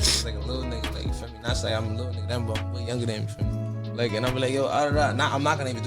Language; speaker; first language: English; native; English